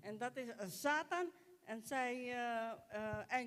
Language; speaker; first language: Dutch; non-native, local second language; Papiamento